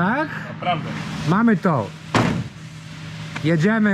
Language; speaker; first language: Polish; non-native, learner; English